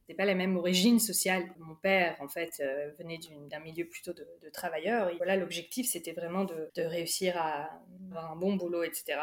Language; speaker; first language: French; early bilingual, other home language; Urdu